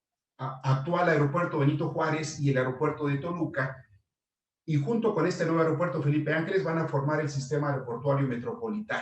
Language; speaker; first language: Spanish; native; Spanish